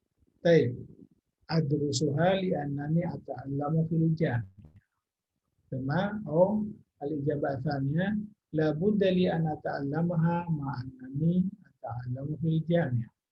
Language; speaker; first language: Arabic; non-native, fluent; Indonesian